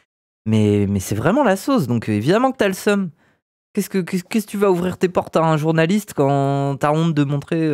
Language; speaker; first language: French; native; French